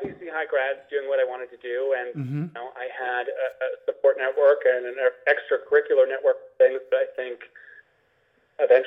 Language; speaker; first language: English; native; English